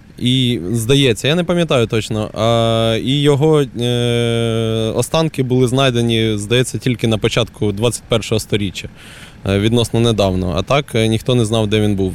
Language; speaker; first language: Ukrainian; native; Ukrainian